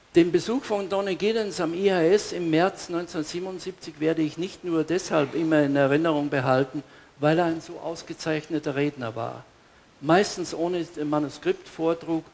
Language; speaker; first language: German; native; German